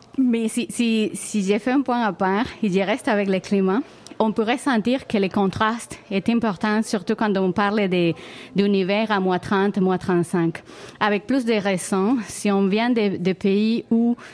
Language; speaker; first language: French; non-native, fluent; Spanish